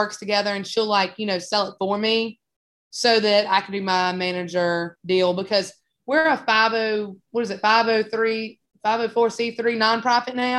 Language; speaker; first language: English; native; English